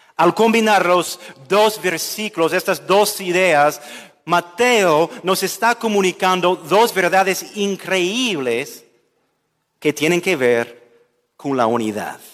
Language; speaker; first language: Spanish; non-native, fluent; English